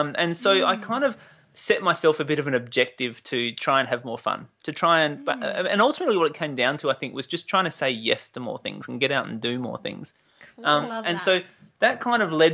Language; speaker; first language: English; native; English